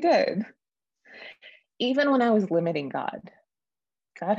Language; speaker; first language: English; native; English